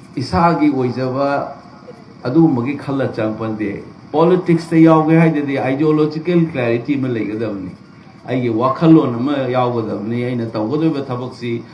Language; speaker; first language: Manipuri; native; Manipuri